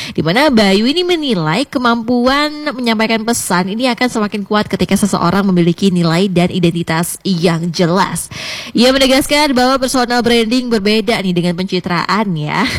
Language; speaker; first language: Indonesian; native; Indonesian